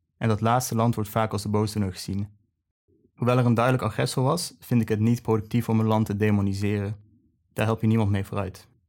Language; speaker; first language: Dutch; early bilingual, other home language; Serbian